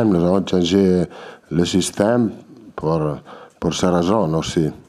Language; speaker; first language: French; non-native, learner; Italian